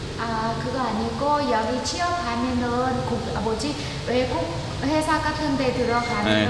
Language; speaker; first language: Korean; non-native, learner; Vietnamese